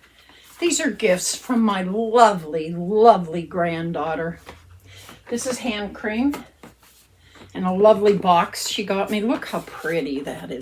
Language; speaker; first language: English; native; English